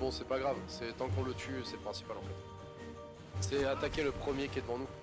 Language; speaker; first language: French; native; French